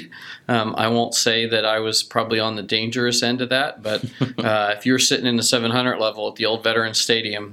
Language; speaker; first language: English; native; English